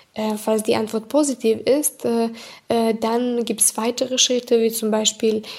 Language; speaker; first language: German; non-native, fluent; Serbian